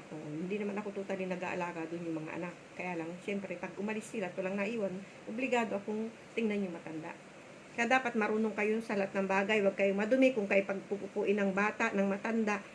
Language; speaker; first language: Filipino; non-native, local second language; Bikol